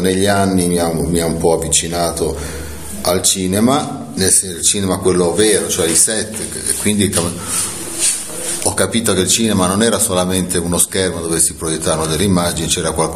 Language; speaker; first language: Italian; native; Italian